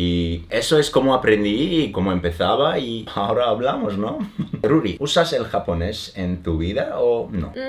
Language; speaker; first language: Spanish; non-native, learner; German